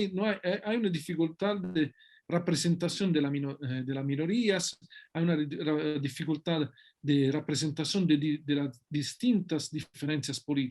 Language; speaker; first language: Spanish; non-native, fluent; Italian